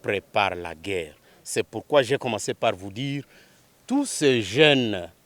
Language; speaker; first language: French; non-native, local second language; Swahili